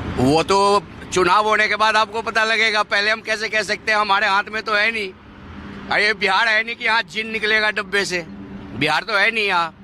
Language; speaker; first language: Hindi; native; Hindi